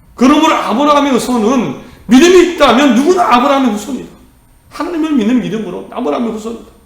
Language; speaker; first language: Korean; native; Korean